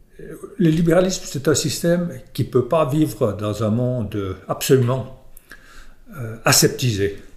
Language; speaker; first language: French; native; French